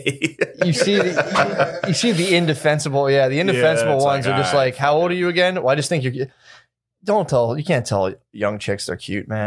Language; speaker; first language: English; native; English